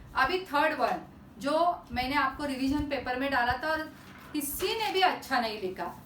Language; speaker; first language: Hindi; non-native, local second language; Marathi